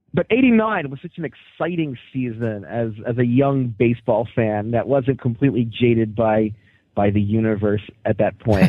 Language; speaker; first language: English; native; English